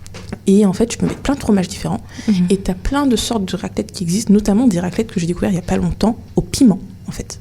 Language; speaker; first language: French; native; French